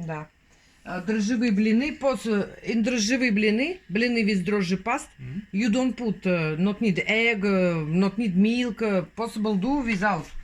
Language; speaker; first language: English; non-native, learner; Russian